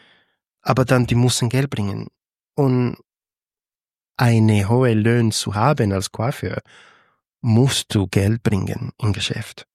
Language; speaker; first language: German; non-native, fluent; Spanish